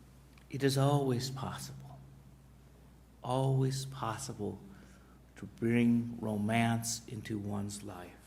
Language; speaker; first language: English; native; English